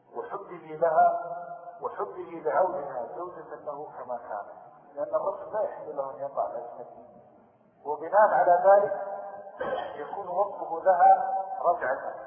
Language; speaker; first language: Arabic; native; Arabic